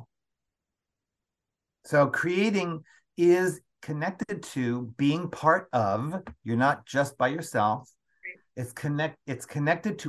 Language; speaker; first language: English; native; English